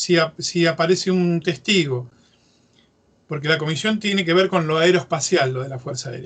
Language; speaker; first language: Spanish; native; Spanish